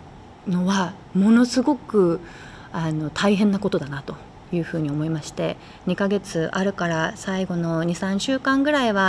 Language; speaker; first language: Japanese; native; Japanese